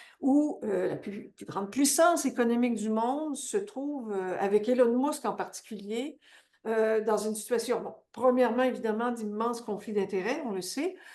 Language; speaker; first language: French; native; French